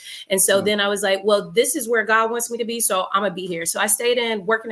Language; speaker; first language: English; native; English